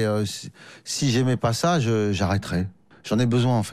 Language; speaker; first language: French; native; French